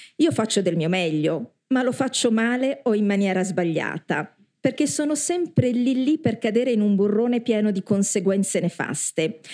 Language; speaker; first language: Italian; native; Italian